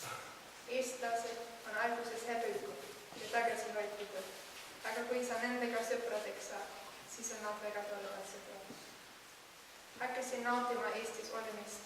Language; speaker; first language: Estonian; non-native, learner; German